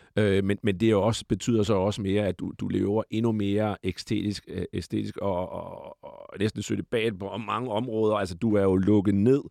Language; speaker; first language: Danish; native; Danish